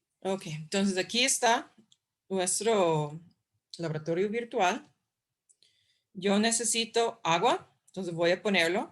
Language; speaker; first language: Spanish; non-native, fluent; English